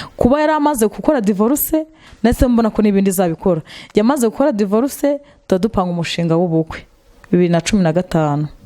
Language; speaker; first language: Kinyarwanda; native; Kinyarwanda